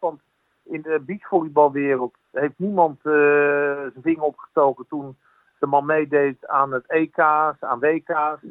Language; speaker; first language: Dutch; native; Dutch